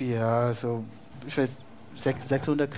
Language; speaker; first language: German; non-native, fluent; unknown